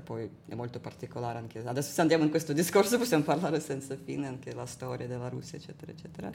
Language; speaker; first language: Italian; non-native, fluent; Russian